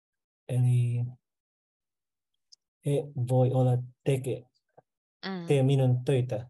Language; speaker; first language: Finnish; non-native, learner; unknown